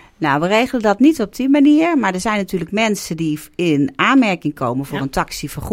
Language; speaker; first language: Dutch; native; Dutch